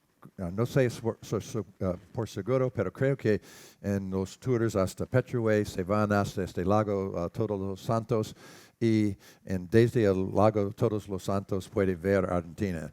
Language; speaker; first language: Spanish; non-native, learner; English